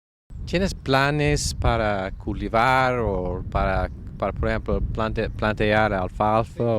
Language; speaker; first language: Spanish; non-native, fluent; English